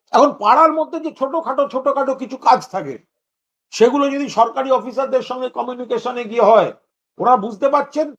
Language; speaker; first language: Bangla; native; Bangla